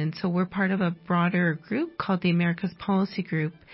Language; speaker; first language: English; native; English